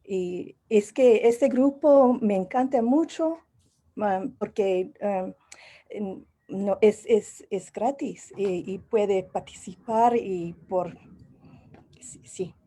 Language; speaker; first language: Spanish; non-native, learner; English